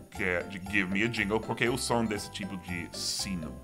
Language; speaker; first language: Portuguese; non-native, fluent; English